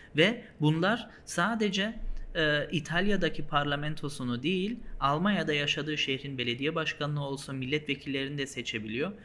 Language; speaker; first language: Turkish; early bilingual, heritage; Turkish